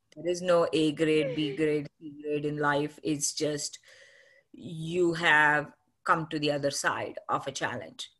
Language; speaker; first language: English; non-native, local second language; Marathi